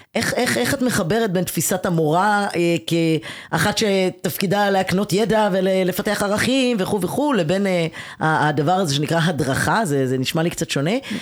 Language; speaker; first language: Hebrew; native; Hebrew